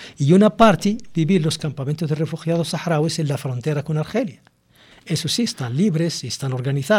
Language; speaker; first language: Spanish; non-native, local second language; Arabic